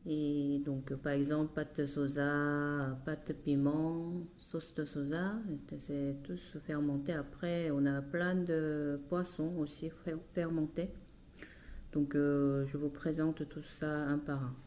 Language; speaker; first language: French; non-native, fluent; Korean